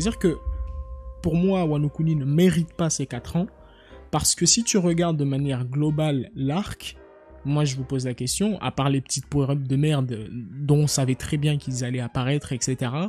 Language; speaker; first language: French; native; French